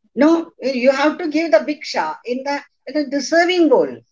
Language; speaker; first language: English; non-native, local second language; Malayalam